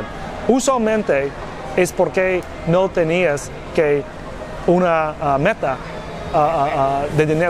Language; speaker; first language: Spanish; non-native, learner; English